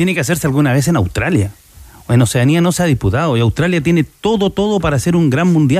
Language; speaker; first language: Spanish; native; Spanish